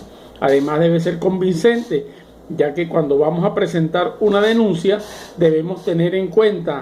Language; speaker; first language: Spanish; native; Spanish